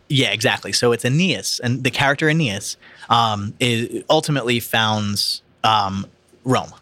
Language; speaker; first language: English; native; English